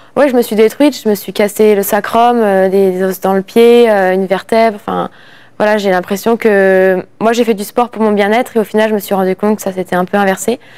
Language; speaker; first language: French; native; French